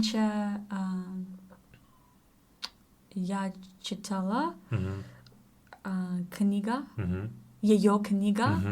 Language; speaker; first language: Russian; non-native, learner; English